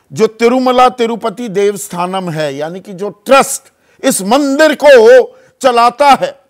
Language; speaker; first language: Hindi; native; Hindi